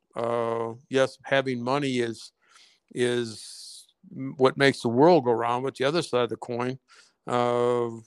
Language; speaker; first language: English; native; English